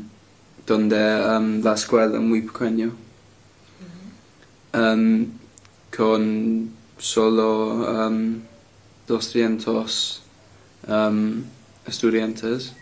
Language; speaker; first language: Spanish; non-native, learner; English